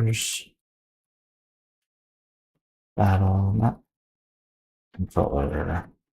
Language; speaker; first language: English; native; English